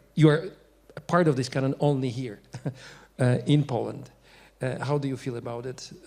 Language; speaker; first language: English; non-native, fluent; Polish